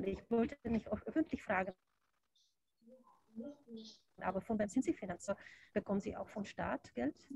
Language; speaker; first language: German; non-native, learner; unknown